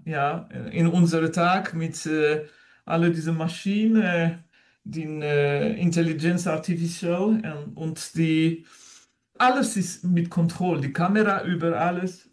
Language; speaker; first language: German; non-native, fluent; French